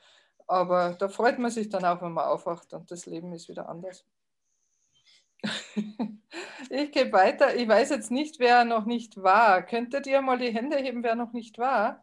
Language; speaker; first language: German; native; German